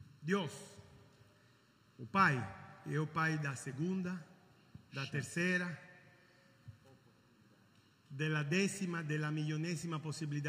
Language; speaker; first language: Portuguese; non-native, learner; Italian